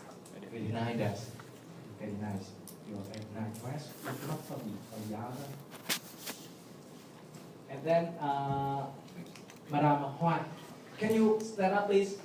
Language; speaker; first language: English; non-native, learner; Vietnamese